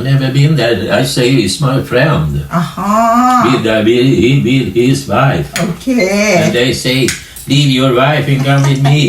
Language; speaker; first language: English; non-native, learner; Swedish